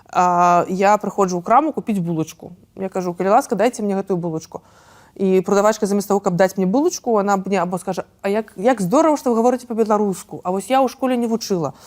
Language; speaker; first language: Belarusian; non-native, local second language; Russian